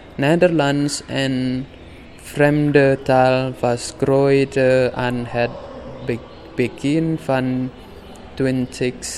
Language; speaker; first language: Dutch; non-native, learner; Indonesian